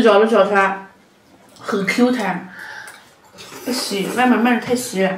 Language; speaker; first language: Chinese; native; Chinese